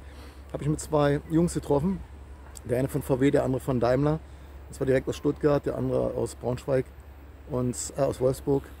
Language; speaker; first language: German; native; German